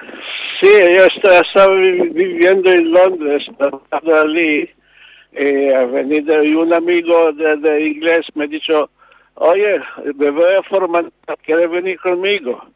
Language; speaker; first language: Spanish; non-native, learner; Hebrew